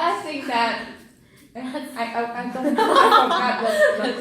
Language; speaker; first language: English; non-native, learner; Chinese